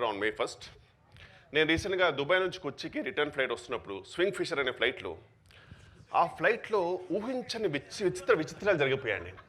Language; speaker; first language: Telugu; native; Telugu